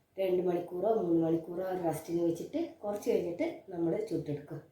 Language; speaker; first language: Malayalam; native; Malayalam